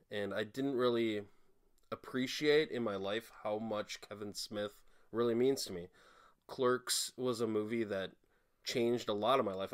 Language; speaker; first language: English; native; English